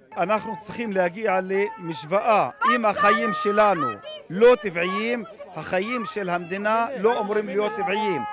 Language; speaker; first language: Hebrew; non-native, local second language; Arabic